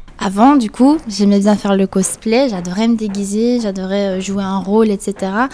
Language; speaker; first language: French; early bilingual, other home language; Spanish